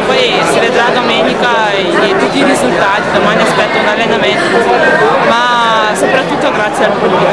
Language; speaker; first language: Italian; non-native, fluent; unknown